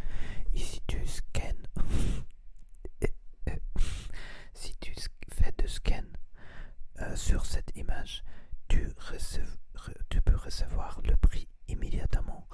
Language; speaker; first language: French; non-native, learner; Spanish